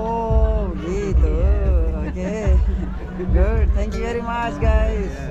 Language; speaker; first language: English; non-native, learner; Urdu